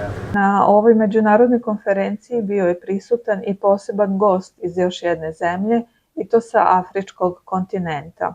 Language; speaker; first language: Serbian; native; Serbian